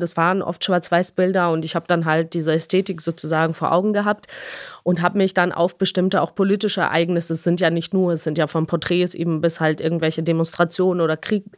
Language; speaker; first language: German; non-native, fluent; Georgian